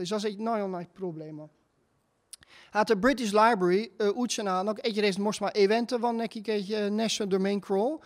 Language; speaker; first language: Hungarian; non-native, fluent; Dutch